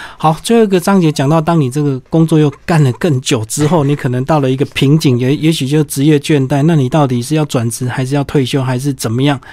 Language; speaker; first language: Chinese; native; Chinese